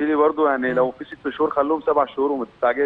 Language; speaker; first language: Arabic; native; Arabic